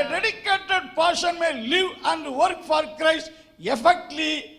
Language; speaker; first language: English; non-native, local second language; Tamil